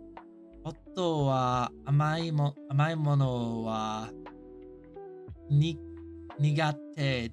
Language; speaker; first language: Japanese; non-native, learner; English